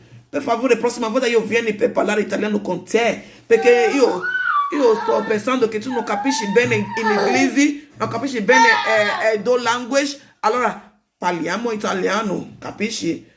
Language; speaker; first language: Italian; non-native, learner; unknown